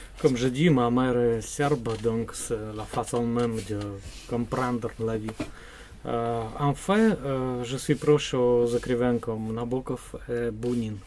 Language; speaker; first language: French; non-native, learner; Russian